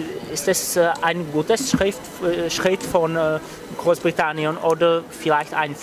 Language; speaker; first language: German; non-native, fluent; Czech